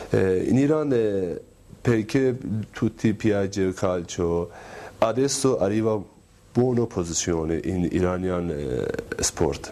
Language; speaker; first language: Italian; non-native, learner; Persian